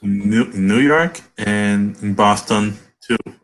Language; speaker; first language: English; non-native, learner; Portuguese